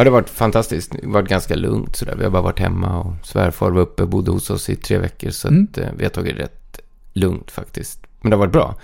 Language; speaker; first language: Swedish; native; Swedish